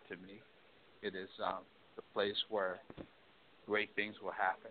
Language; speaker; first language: English; native; English